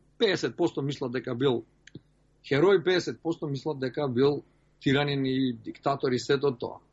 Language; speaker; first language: Macedonian; early bilingual, heritage; Macedonian